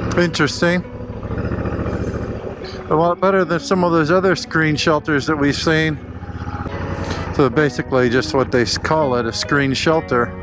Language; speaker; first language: English; native; English